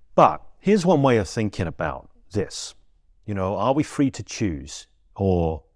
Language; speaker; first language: English; native; English